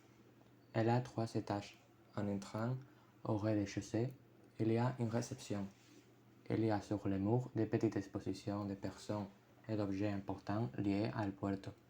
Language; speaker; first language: French; non-native, fluent; Spanish